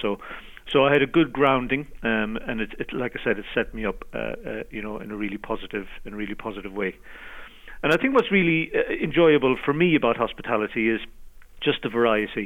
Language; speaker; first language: English; native; English